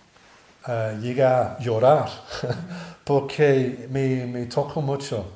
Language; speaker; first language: Spanish; non-native, learner; English